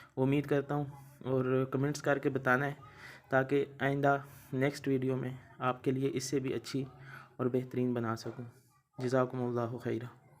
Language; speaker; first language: Urdu; non-native, local second language; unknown